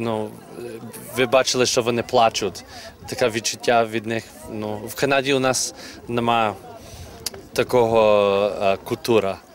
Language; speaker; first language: Ukrainian; early bilingual, heritage; Ukrainian